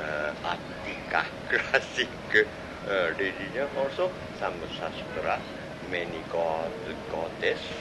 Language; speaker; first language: English; non-native, learner; Japanese